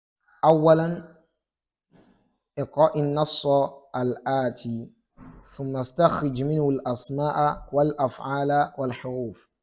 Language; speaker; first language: Arabic; non-native, fluent; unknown